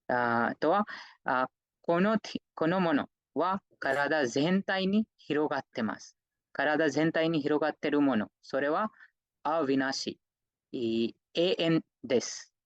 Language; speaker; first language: Japanese; non-native, fluent; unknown